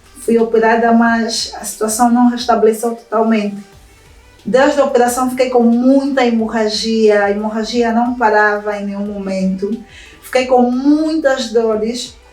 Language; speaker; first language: Portuguese; native; Portuguese